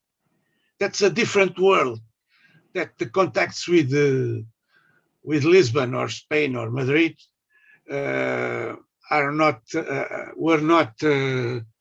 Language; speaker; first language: English; non-native, learner; Portuguese